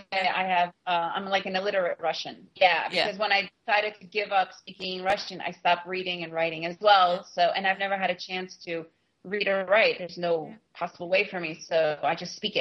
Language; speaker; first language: English; early bilingual, other home language; Russian